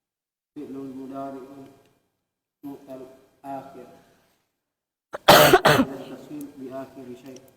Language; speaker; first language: Arabic; non-native, learner; Indonesian